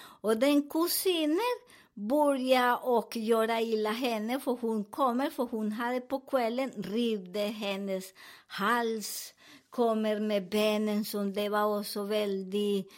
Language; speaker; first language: Swedish; non-native, learner; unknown